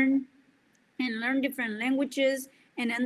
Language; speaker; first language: English; non-native, fluent; Spanish